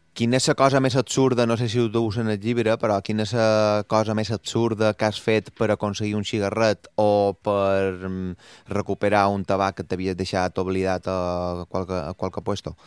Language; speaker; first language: Catalan; native; Catalan